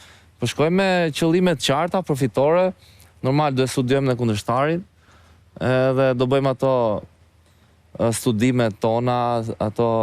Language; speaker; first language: Albanian; native; Albanian